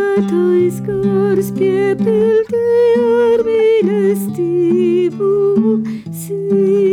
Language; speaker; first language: Latvian; native; Latvian